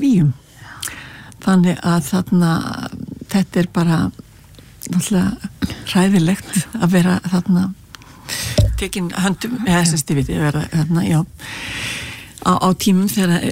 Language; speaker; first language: Icelandic; native; Icelandic